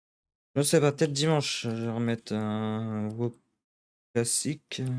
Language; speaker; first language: French; native; French